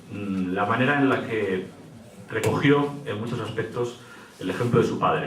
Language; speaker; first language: Spanish; native; Spanish